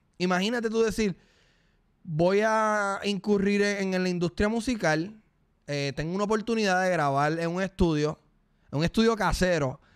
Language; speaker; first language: Spanish; native; Spanish